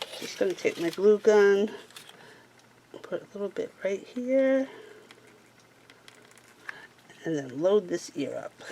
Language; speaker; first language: English; native; English